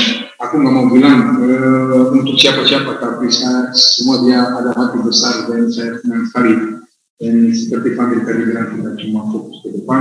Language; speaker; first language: Indonesian; non-native, fluent; Serbian